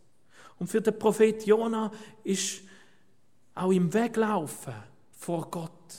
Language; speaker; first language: German; native; German